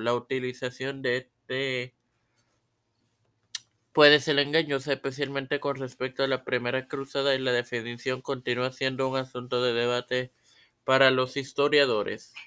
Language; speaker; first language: Spanish; native; Spanish